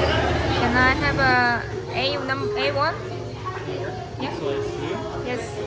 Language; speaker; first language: English; non-native, fluent; Korean